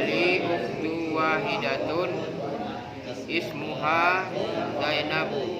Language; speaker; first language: Arabic; non-native, learner; Indonesian